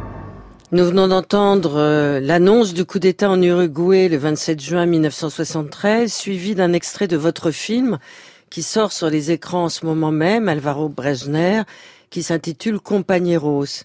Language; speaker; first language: French; native; French